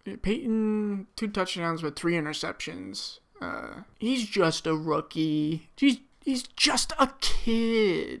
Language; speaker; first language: English; native; English